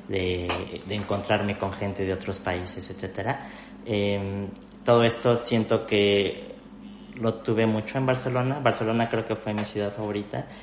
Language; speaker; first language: Spanish; native; Spanish